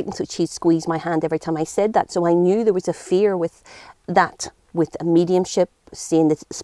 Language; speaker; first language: English; native; English